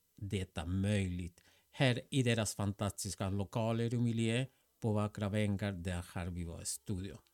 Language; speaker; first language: Swedish; non-native, fluent; Spanish